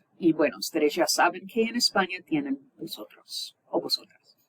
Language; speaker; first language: Spanish; non-native, fluent; English